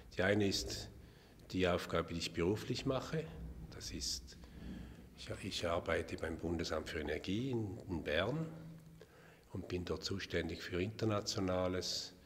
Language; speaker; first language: German; native; German